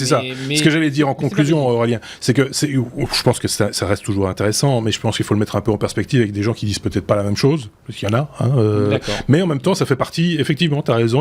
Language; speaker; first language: French; native; French